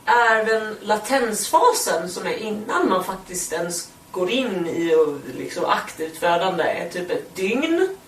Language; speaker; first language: Swedish; native; Swedish